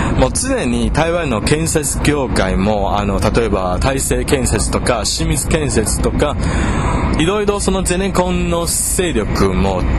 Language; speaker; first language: Japanese; non-native, fluent; Chinese